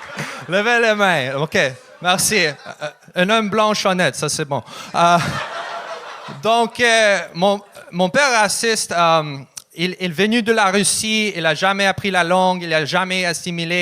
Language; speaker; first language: French; non-native, learner; Russian